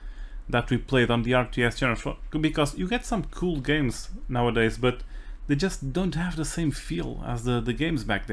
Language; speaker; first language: English; non-native, fluent; Portuguese